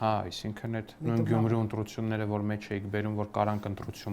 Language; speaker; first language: Armenian; native; Armenian